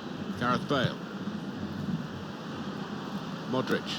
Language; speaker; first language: English; native; English